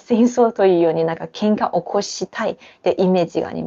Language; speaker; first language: Japanese; non-native, fluent; Chinese